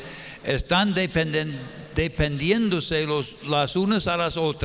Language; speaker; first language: Spanish; non-native, fluent; English